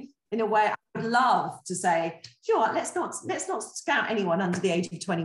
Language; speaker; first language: English; native; English